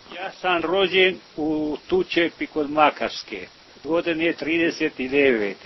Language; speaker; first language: Croatian; native; Croatian